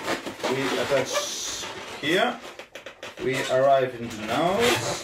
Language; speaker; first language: English; non-native, learner; Italian